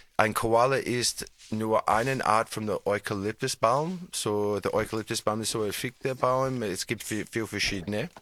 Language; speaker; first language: German; non-native, fluent; English